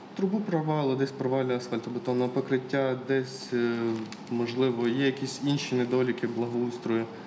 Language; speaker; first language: Ukrainian; native; Ukrainian